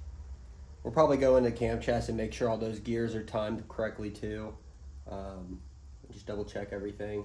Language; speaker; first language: English; native; English